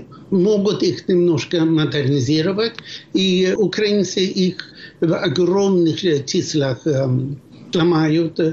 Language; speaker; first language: Russian; non-native, fluent; Swedish